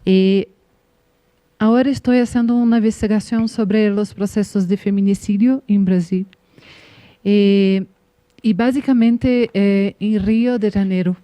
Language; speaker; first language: Spanish; non-native, learner; Portuguese